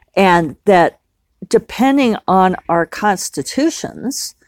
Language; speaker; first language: English; native; English